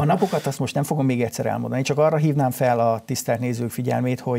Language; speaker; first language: Hungarian; native; Hungarian